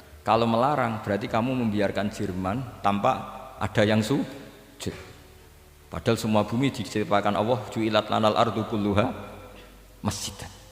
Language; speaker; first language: Indonesian; non-native, local second language; Javanese